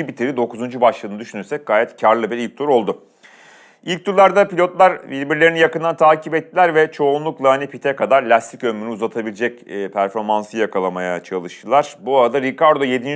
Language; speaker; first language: Turkish; native; Turkish